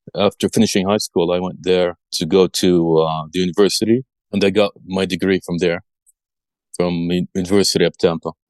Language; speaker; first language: English; early bilingual, other home language; Arabic